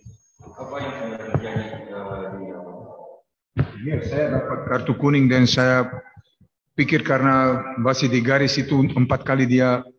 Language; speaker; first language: Indonesian; non-native, fluent; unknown